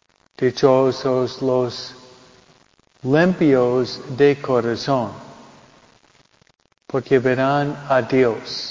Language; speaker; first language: Spanish; non-native, fluent; English